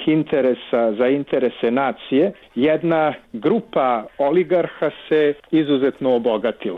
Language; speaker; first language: Serbian; native; Serbian